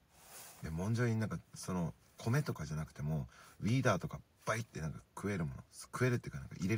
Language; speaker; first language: Japanese; native; Japanese